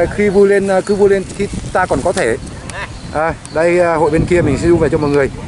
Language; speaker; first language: Vietnamese; non-native, local second language; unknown